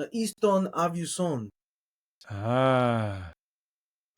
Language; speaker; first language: Greek; non-native, learner; English